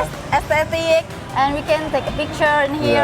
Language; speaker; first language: English; non-native, learner; Indonesian